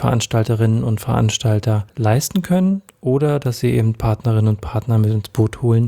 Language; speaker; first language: German; native; German